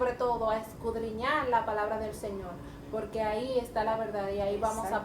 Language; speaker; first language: Spanish; native; Spanish